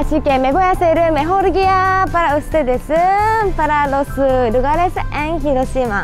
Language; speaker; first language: Spanish; non-native, learner; Japanese